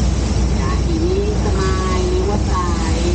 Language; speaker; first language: Indonesian; non-native, fluent; Thai